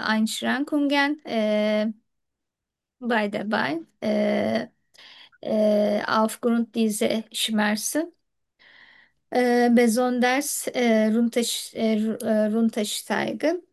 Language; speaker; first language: German; non-native, learner; Turkish